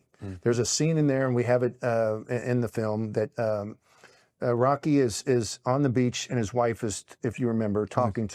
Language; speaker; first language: English; native; English